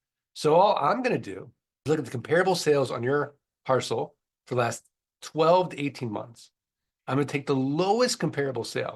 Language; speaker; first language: English; native; English